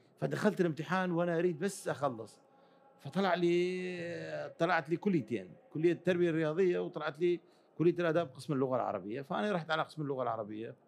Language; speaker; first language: Arabic; early bilingual, other home language; Kurdish